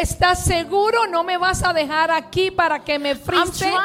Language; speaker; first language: Spanish; early bilingual, heritage; Spanish